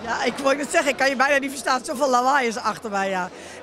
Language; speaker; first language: Dutch; native; Dutch